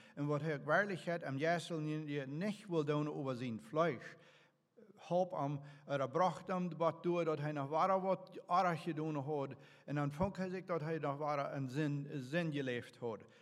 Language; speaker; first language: German; native; German